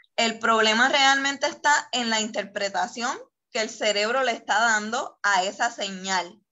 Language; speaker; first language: Spanish; native; Spanish